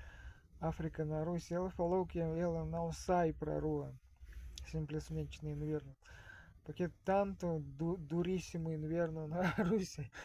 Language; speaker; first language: Portuguese; non-native, fluent; Russian